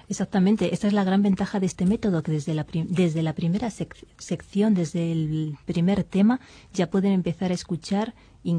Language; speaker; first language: Spanish; native; Spanish